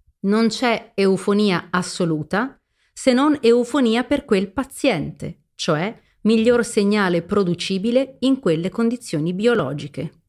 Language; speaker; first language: Italian; native; Italian